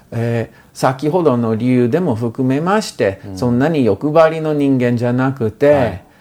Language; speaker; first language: Japanese; non-native, fluent; English